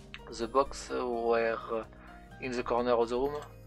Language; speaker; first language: English; non-native, fluent; French